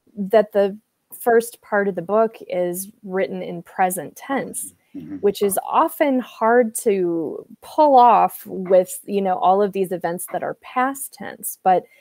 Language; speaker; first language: English; native; English